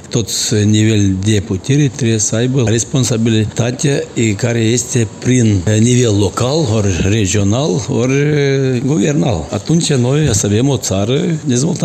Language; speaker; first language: Romanian; non-native, local second language; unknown